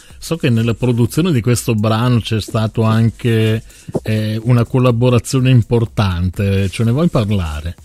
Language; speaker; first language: Italian; native; Italian